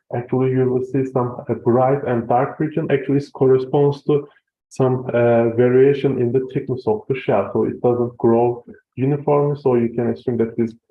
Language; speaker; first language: English; non-native, fluent; Turkish